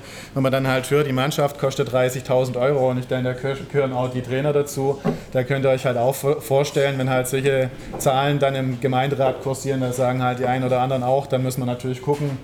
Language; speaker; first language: German; native; German